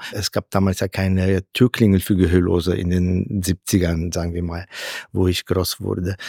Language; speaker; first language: German; non-native, fluent; Polish